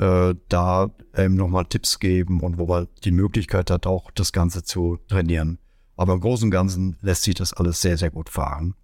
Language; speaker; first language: German; native; German